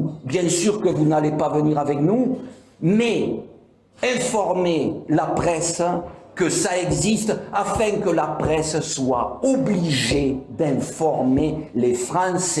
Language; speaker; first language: French; native; French